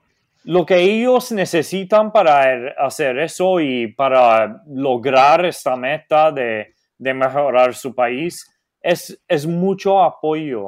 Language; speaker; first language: Spanish; non-native, fluent; Maltese